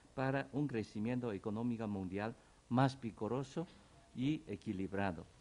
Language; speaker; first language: Spanish; non-native, fluent; Chinese